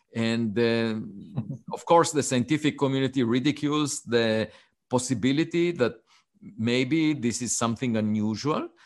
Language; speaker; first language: English; non-native, fluent; Hebrew